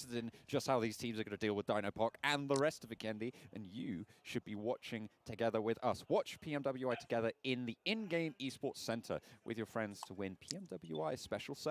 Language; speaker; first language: English; native; English